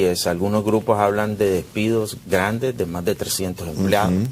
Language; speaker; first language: Spanish; native; Spanish